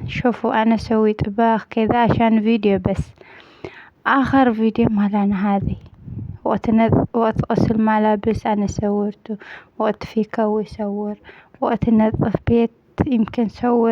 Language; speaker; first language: Arabic; non-native, learner; Amharic